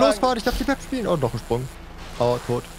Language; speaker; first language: German; native; German